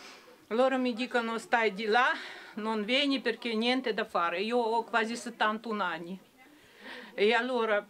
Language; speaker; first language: Italian; non-native, learner; Ukrainian